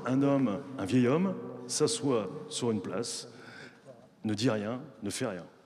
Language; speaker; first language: French; native; French